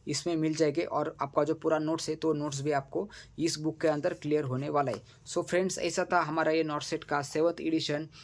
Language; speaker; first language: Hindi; non-native, local second language; Marathi